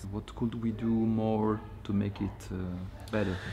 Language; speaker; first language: English; non-native, learner; Italian